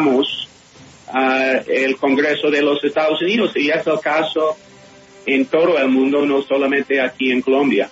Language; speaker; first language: Spanish; non-native, fluent; English